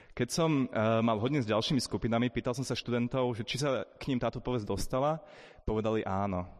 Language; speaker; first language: Slovak; native; Slovak